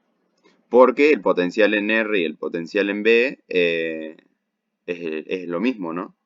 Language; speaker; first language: Spanish; native; Spanish